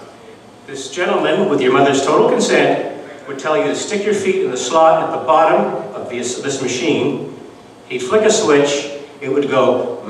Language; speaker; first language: English; native; English